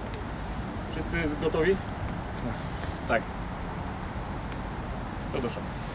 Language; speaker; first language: Polish; native; Polish